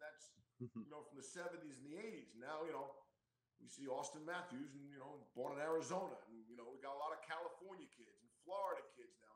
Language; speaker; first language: English; native; English